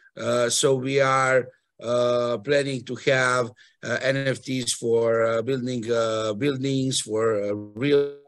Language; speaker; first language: English; non-native, fluent; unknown